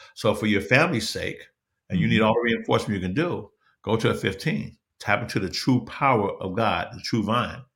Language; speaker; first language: English; native; English